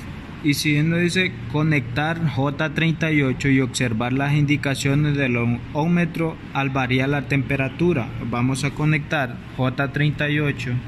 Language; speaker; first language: Spanish; native; Spanish